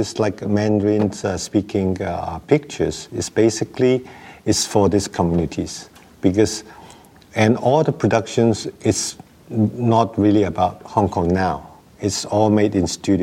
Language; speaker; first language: English; non-native, local second language; Wu Chinese